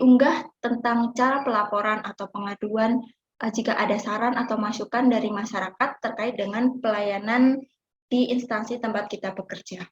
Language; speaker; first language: Indonesian; native; Indonesian